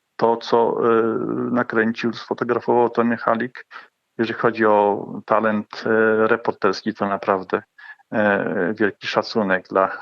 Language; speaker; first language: Polish; native; Polish